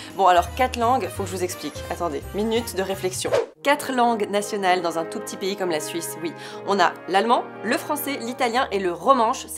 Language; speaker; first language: French; native; French